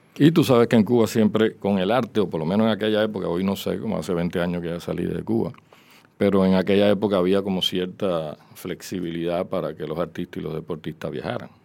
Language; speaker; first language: Spanish; native; Spanish